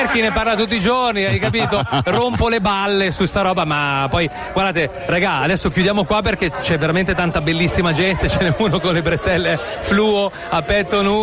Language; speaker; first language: Italian; native; Italian